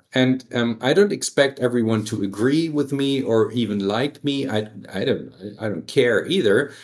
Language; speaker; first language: English; early bilingual, other home language; German